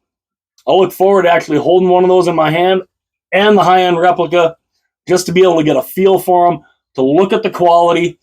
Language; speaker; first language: English; native; English